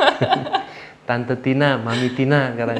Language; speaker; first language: Indonesian; native; Indonesian